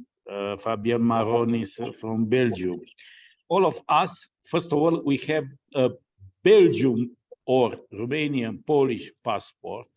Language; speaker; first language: English; non-native, fluent; Romanian